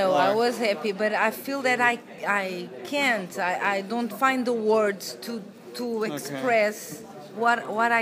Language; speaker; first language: English; non-native, learner; Portuguese